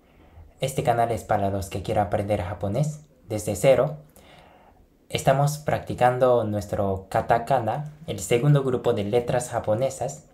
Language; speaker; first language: Spanish; non-native, fluent; Japanese